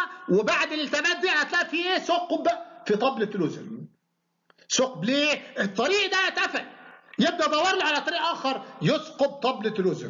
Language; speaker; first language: Arabic; native; Arabic